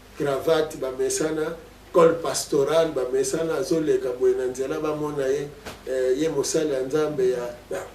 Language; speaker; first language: Lingala; non-native, local second language; Kongo